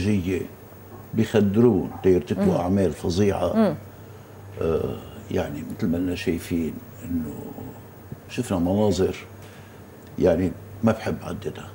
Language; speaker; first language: Arabic; native; Arabic